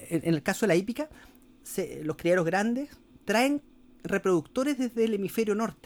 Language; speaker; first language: Spanish; native; Spanish